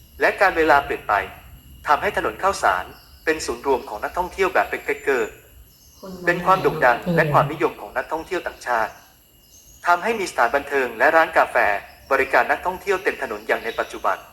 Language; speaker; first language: Thai; native; Thai